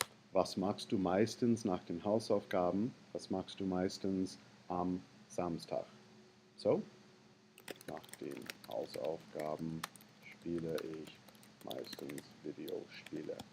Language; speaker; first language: German; non-native, fluent; English